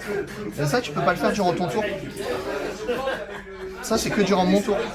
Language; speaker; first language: French; native; French